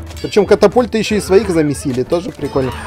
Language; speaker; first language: Russian; native; Russian